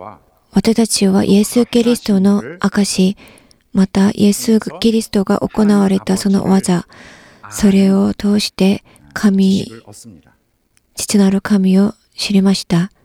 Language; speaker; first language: Japanese; non-native, learner; Korean